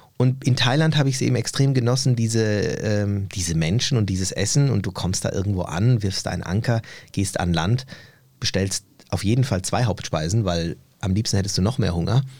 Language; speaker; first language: German; early bilingual, other home language; Turkish